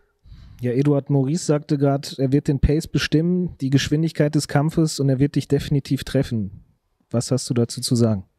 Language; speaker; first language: German; native; German